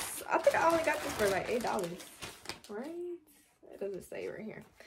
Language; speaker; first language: English; early bilingual, other home language; Spanish